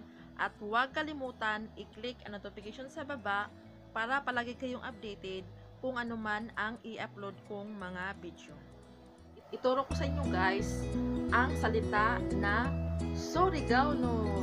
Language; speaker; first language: Filipino; non-native, local second language; Surigaonon